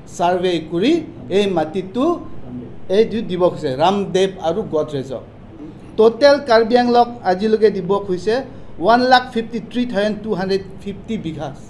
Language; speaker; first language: Assamese; non-native, local second language; Karbi